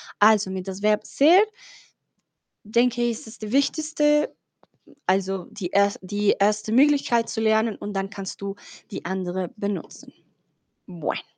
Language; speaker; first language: German; non-native, fluent; Spanish